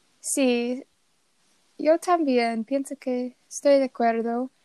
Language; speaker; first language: Spanish; non-native, learner; English